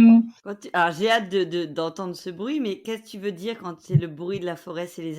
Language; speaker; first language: French; native; French